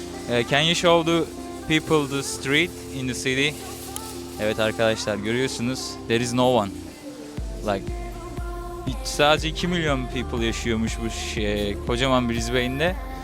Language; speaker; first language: English; non-native, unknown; Turkish